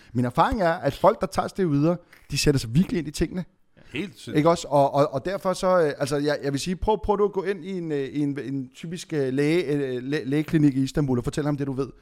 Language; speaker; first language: Danish; early bilingual, other home language; Arabic